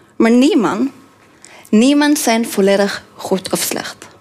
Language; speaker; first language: Dutch; non-native, fluent; Norwegian